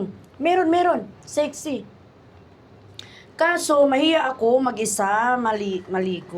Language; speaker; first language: Filipino; non-native, local second language; Cebuano